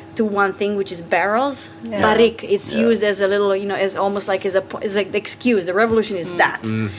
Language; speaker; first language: English; non-native, fluent; Italian